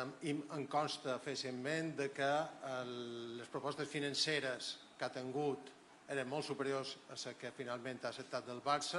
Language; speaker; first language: Catalan; native; Catalan